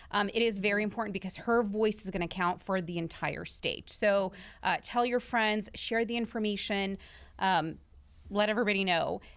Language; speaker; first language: English; early bilingual, other home language; Russian